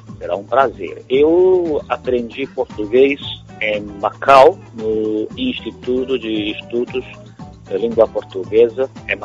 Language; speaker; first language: Portuguese; non-native, fluent; Chinese